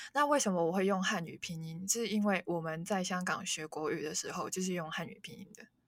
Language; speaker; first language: Chinese; non-native, local second language; Cantonese